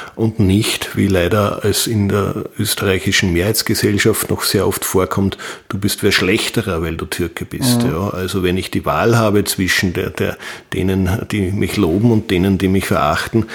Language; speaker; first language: German; native; German